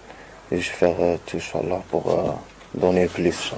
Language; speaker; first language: French; non-native, learner; Arabic